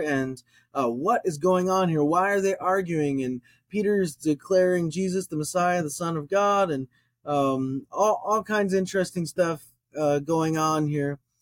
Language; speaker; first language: English; native; English